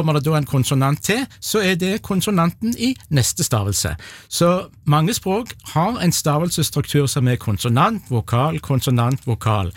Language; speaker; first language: Norwegian; native; Norwegian